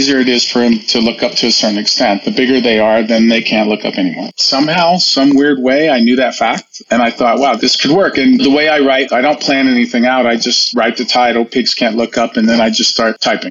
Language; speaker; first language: English; native; English